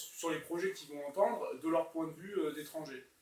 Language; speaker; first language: French; native; French